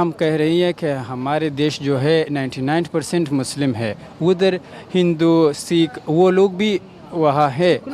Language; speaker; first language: Hindi; non-native, learner; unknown